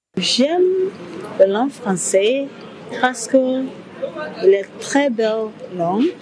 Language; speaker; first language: French; non-native, learner; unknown